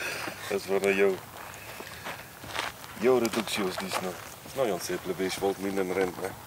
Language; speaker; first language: Hungarian; non-native, learner; Afrikaans